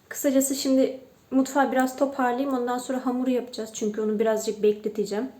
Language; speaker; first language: Turkish; non-native, fluent; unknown